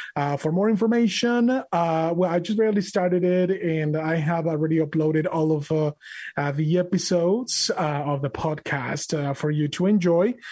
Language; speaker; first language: English; non-native, fluent; Spanish